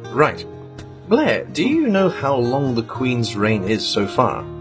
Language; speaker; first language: English; native; English